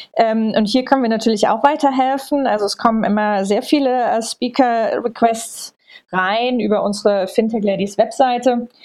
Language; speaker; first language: German; native; German